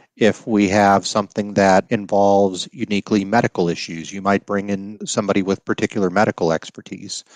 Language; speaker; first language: English; native; English